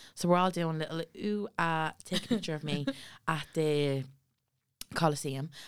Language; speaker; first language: English; native; English